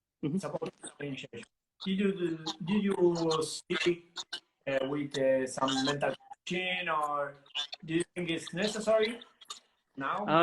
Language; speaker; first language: English; non-native, learner; Italian